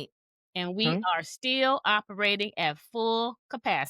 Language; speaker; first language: English; native; English